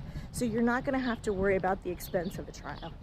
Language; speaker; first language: English; native; English